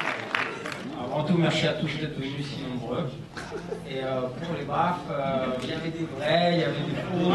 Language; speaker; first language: French; native; French